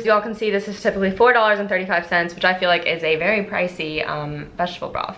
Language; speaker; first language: English; native; English